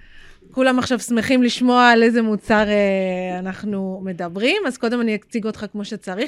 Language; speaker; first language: Hebrew; native; Hebrew